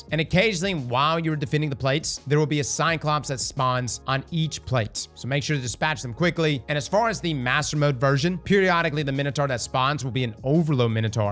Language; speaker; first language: English; native; English